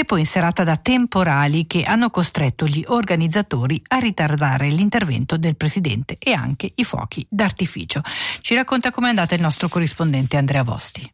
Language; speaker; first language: Italian; native; Italian